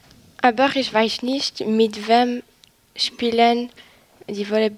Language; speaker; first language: German; non-native, local second language; French